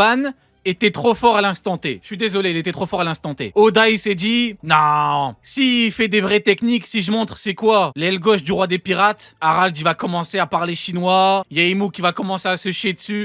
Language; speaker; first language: French; native; French